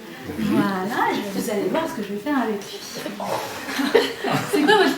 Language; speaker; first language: French; native; French